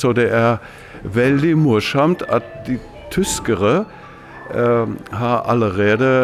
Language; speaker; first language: Norwegian; non-native, fluent; German